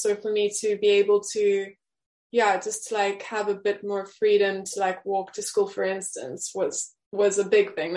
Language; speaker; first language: English; native; English